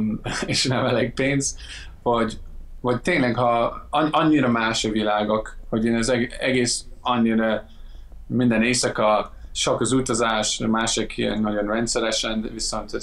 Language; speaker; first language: Hungarian; non-native, fluent; English